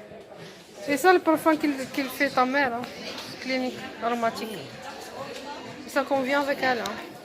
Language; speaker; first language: French; non-native, fluent; Arabic